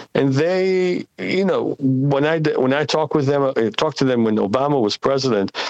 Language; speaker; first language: English; non-native, fluent; Hebrew